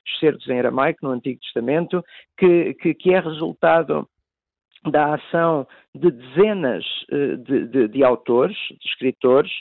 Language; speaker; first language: Portuguese; native; Portuguese